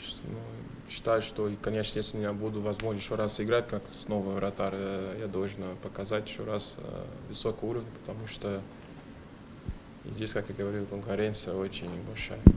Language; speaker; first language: Russian; non-native, fluent; Portuguese